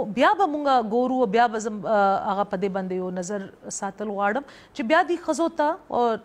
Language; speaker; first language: Pashto; non-native, local second language; Northern Hindko